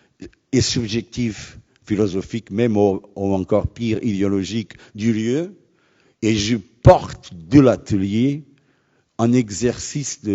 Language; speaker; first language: French; non-native, fluent; Portuguese